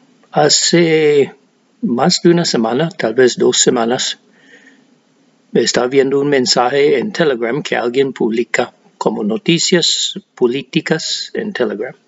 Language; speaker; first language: Spanish; non-native, fluent; English